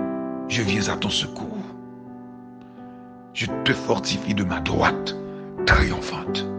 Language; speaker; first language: French; non-native, local second language; Haitian Creole